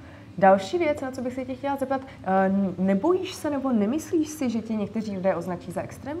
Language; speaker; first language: Czech; native; Czech